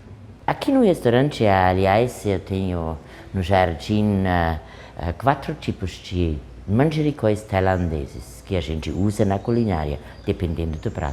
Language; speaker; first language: Portuguese; non-native, fluent; German